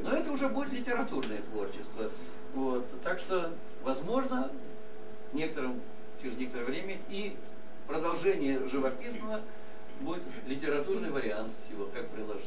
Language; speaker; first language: Russian; native; Russian